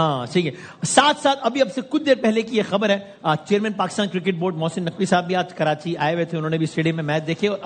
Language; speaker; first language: Urdu; native; Urdu